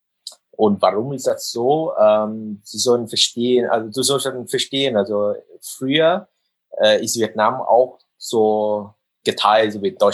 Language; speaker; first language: German; non-native, fluent; Vietnamese